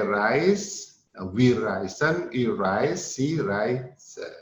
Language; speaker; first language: German; non-native, learner; Indonesian